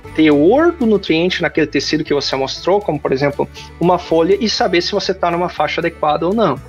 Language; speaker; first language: Portuguese; native; Portuguese